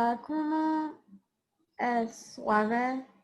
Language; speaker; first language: Spanish; non-native, learner; English